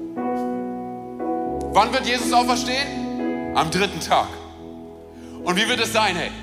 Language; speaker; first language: German; early bilingual, other home language; Romanian